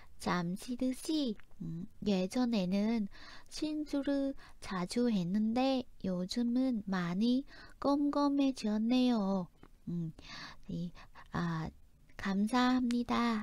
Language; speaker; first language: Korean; non-native, fluent; Vietnamese